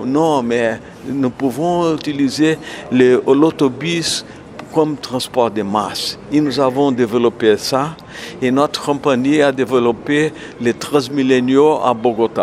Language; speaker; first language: French; non-native, learner; Portuguese